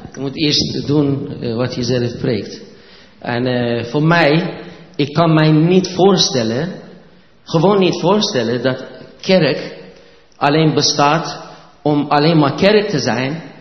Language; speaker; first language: Dutch; non-native, fluent; Persian